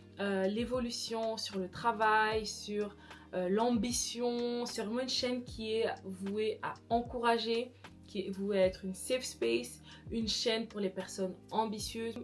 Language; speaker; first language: French; native; French